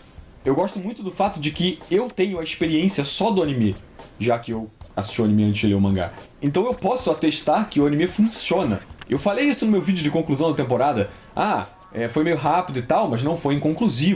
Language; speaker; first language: Portuguese; native; Portuguese